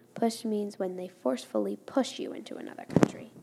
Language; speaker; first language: English; non-native, fluent; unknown